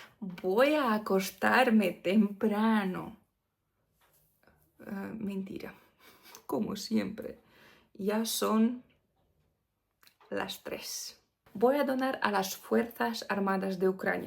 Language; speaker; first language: Spanish; non-native, fluent; Ukrainian